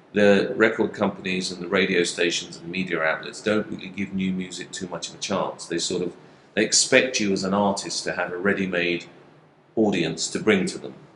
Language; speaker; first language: English; native; English